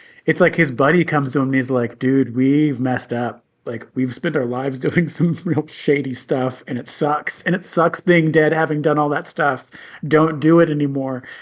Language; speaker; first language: English; native; English